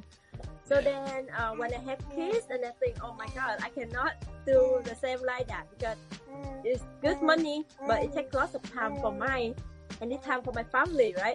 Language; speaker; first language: English; non-native, learner; Vietnamese